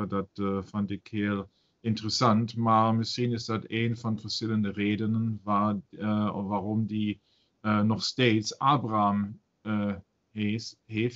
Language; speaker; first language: Dutch; non-native, learner; German